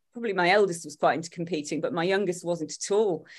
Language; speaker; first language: English; native; English